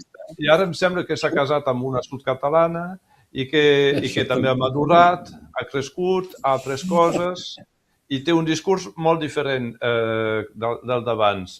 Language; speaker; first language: Catalan; early bilingual, heritage; French